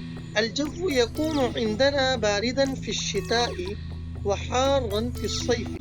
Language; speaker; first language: Arabic; non-native, fluent; Urdu